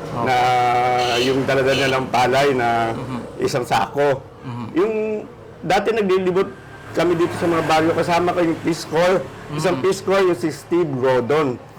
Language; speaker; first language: Filipino; non-native, local second language; Aklanon